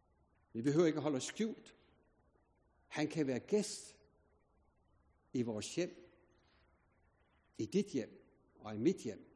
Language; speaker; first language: Danish; native; Danish